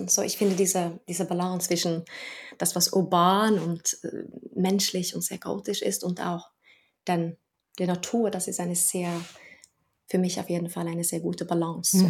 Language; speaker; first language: German; non-native, fluent; Norwegian